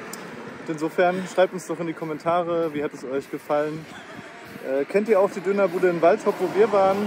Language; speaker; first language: German; native; German